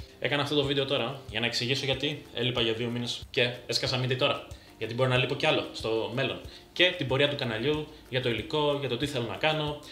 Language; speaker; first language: Greek; early bilingual, other home language; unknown